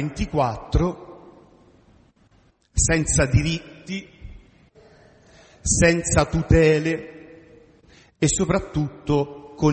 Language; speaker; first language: Italian; native; Italian